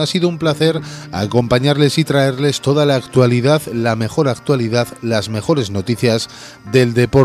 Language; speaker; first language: Spanish; native; Spanish